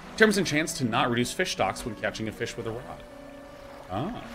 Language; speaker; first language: English; native; English